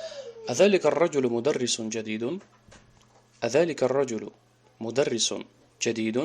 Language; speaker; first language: Arabic; non-native, fluent; Tajik